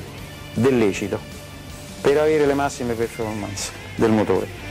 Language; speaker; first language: Italian; native; Italian